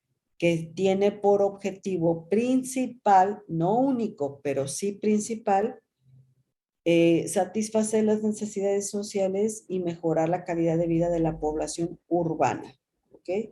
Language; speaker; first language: Spanish; native; Spanish